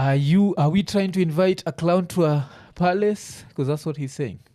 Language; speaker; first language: English; non-native, local second language; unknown